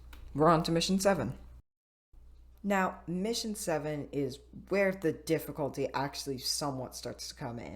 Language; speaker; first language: English; native; English